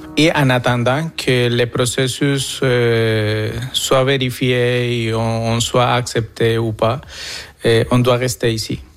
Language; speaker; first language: French; non-native, fluent; Spanish